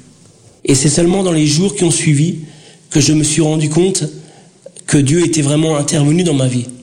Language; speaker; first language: French; early bilingual, other home language; Portuguese